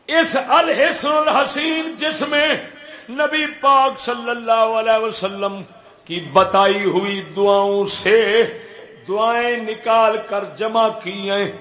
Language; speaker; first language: Urdu; native; Urdu